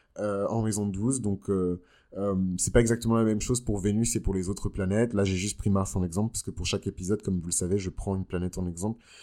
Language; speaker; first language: French; native; French